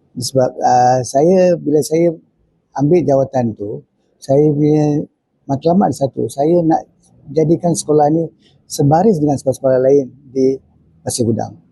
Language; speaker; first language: Malay; non-native, local second language; Tamil